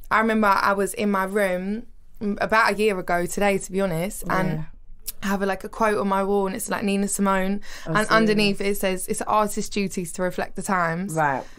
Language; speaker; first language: English; native; English